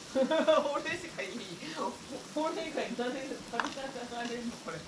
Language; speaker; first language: Japanese; native; Japanese